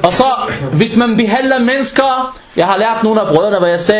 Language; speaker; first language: Danish; non-native, local second language; Arabic